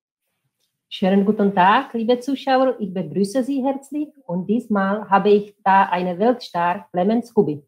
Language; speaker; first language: German; non-native, fluent; Czech